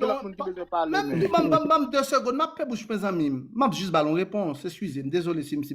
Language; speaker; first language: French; non-native, local second language; Haitian Creole